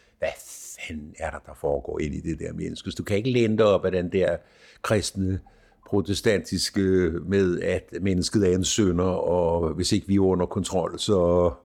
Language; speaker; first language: Danish; native; Danish